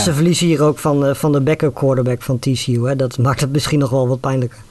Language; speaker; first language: Dutch; native; Dutch